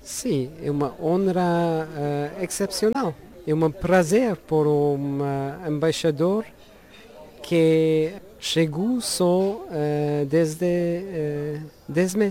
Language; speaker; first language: Portuguese; non-native, learner; Luxembourgish